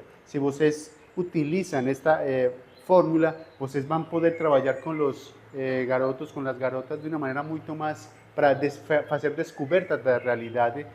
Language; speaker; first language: Portuguese; non-native, fluent; Spanish